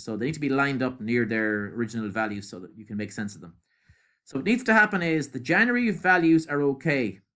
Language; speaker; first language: English; native; English